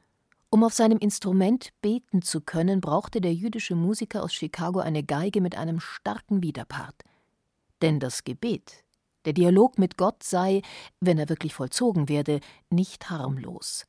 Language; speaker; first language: German; native; German